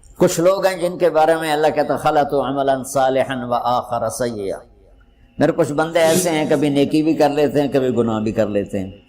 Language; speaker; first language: Urdu; non-native, local second language; Punjabi